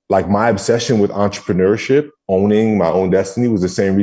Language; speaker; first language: English; native; English